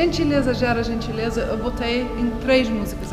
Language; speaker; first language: Portuguese; early bilingual, heritage; Portuguese